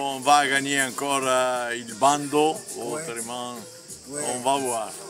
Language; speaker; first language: French; non-native, fluent; Italian